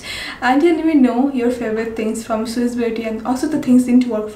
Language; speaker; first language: English; non-native, local second language; Bangla